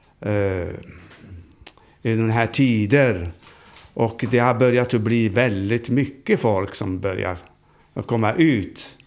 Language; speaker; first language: Swedish; non-native, fluent; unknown